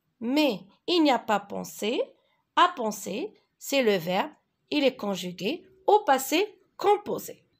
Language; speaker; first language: French; non-native, local second language; Arabic